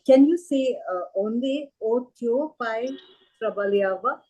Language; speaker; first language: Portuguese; non-native, learner; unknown